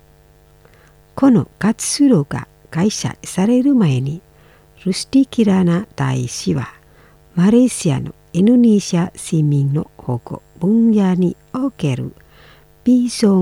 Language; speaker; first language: Japanese; non-native, fluent; Indonesian